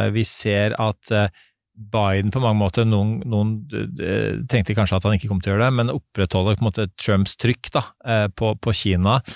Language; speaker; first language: Norwegian; native; Norwegian